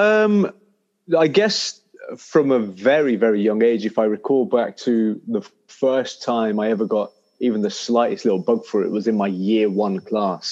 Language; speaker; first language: English; native; English